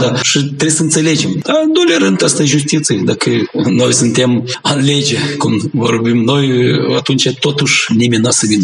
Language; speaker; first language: Romanian; non-native, local second language; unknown